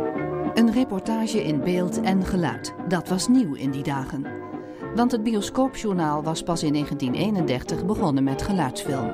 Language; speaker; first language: Dutch; native; Dutch